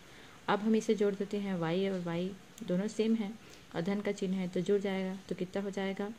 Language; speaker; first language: Hindi; native; Hindi